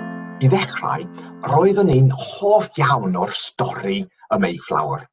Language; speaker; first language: Welsh; non-native, fluent; English